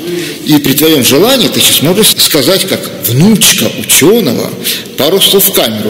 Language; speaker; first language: Russian; native; Russian